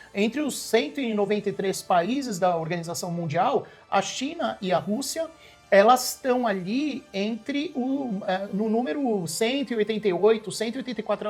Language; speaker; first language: Portuguese; native; Portuguese